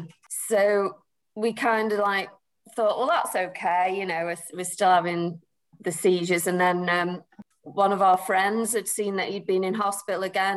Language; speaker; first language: English; native; English